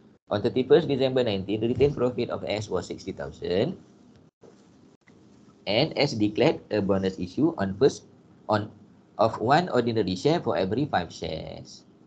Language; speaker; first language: English; non-native, local second language; Malay